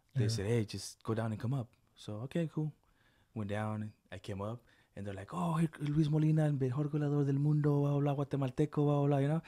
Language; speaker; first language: English; early bilingual, other home language; Spanish